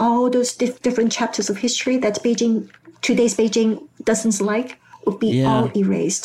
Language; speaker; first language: English; non-native, local second language; Cantonese